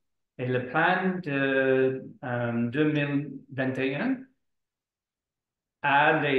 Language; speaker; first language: French; non-native, learner; English